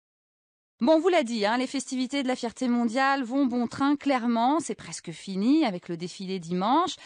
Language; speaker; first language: French; native; French